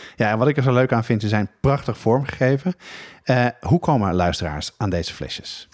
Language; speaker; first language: Dutch; native; Dutch